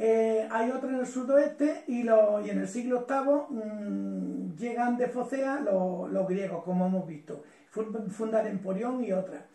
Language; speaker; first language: Spanish; native; Spanish